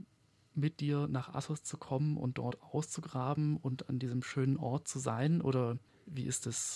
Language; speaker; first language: German; native; German